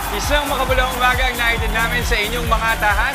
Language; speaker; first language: Filipino; native; Filipino